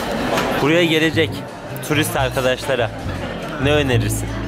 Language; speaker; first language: Turkish; native; Turkish